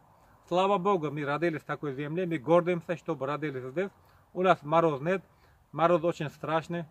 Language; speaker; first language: Russian; non-native, local second language; Uzbek